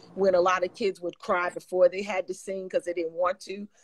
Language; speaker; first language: English; native; English